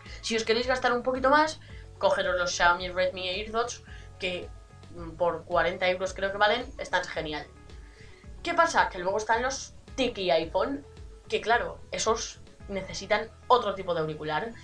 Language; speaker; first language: Spanish; native; Spanish